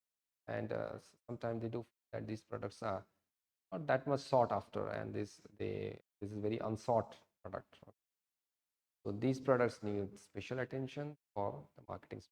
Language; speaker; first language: English; non-native, local second language; Odia